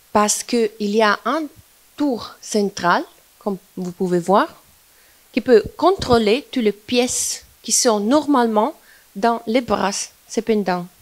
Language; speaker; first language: French; non-native, fluent; Italian